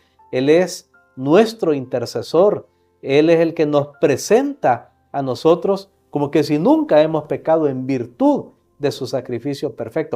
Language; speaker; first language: Spanish; native; Spanish